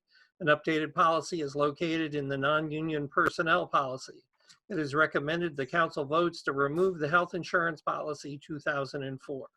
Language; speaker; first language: English; native; English